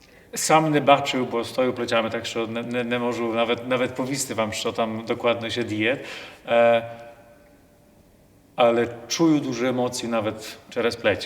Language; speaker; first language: Polish; non-native, local second language; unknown